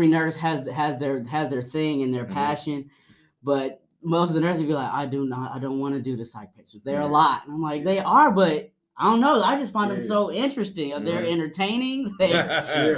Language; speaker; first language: English; native; English